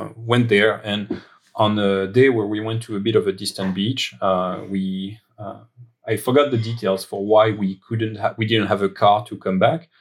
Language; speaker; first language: English; non-native, fluent; French